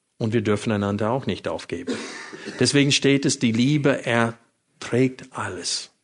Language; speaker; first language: German; non-native, fluent; English